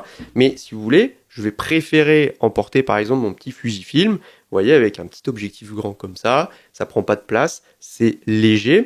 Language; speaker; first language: French; native; French